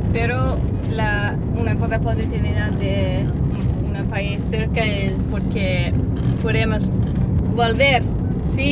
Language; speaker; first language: Spanish; non-native, learner; English